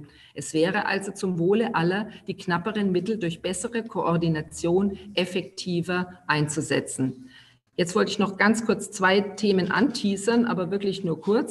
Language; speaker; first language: German; native; German